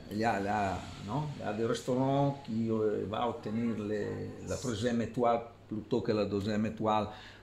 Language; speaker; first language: French; non-native, fluent; Italian